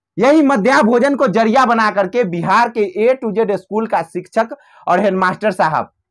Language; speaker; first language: Hindi; native; Hindi